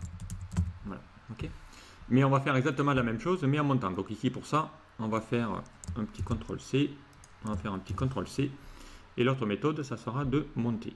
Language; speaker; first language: French; native; French